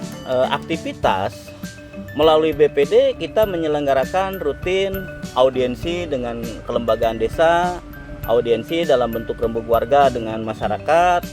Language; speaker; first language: Indonesian; non-native, local second language; Sundanese